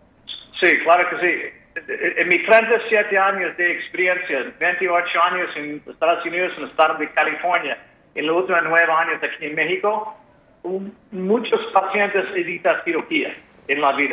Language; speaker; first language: Spanish; non-native, fluent; English